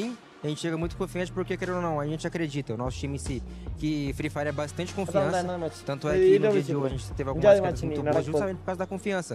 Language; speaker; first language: Portuguese; native; Portuguese